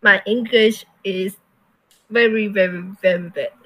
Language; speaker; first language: English; non-native, learner; Chinese